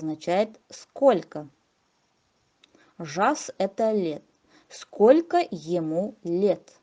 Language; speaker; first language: Russian; non-native, local second language; Kazakh